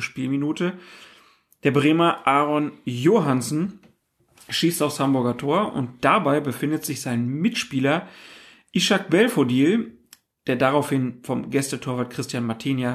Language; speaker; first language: German; native; German